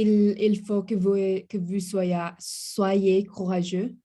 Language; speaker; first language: French; non-native, learner; English